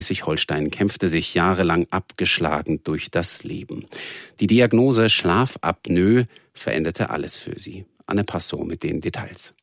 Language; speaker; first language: German; native; German